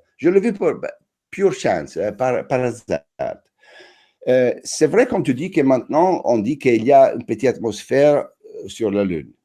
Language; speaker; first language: French; non-native, fluent; Italian